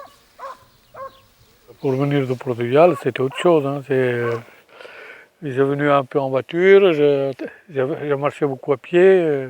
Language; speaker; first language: French; non-native, fluent; Portuguese